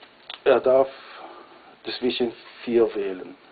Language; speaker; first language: German; non-native, fluent; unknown